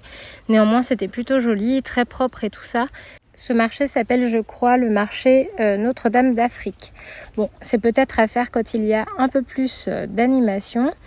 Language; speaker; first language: French; native; French